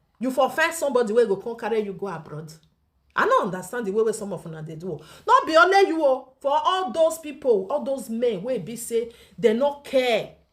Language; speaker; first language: Nigerian Pidgin; native; Nigerian Pidgin